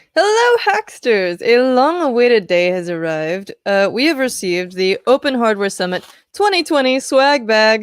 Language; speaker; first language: English; native; English